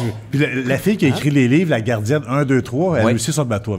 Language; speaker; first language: French; native; French